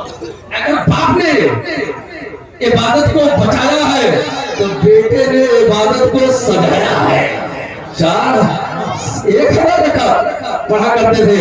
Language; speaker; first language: Urdu; native; Urdu